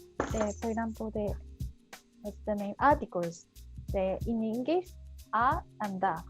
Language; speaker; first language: English; non-native, fluent; Japanese